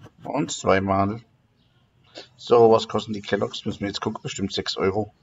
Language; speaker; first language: German; native; German